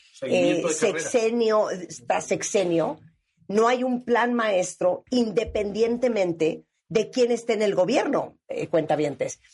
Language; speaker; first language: Spanish; native; Spanish